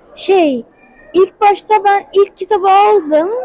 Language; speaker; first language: Turkish; native; Turkish